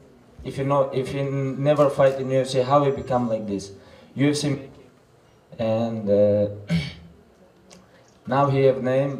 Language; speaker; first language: English; non-native, learner; Russian